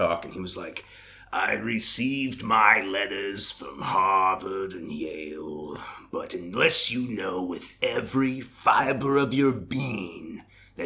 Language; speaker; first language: English; native; English